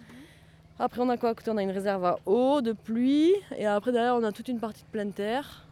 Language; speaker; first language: French; native; French